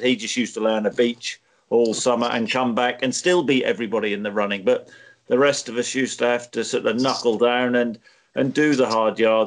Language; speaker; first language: English; native; English